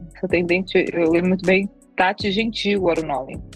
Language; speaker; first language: Portuguese; native; Portuguese